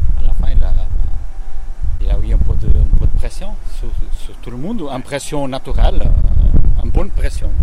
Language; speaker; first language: French; non-native, learner; Dutch